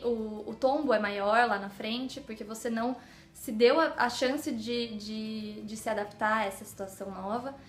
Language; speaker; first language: Portuguese; native; Portuguese